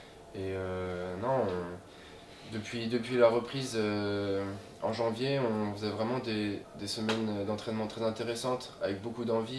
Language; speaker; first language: French; native; French